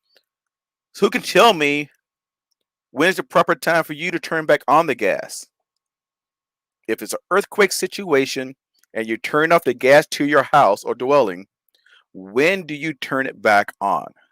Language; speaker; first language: English; native; English